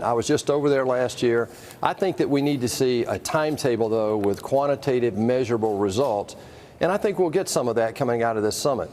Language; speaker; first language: English; native; English